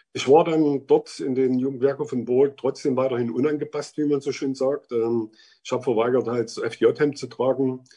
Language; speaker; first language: German; native; German